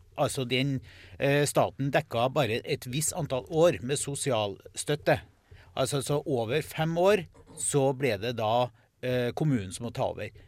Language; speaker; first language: Norwegian; native; Norwegian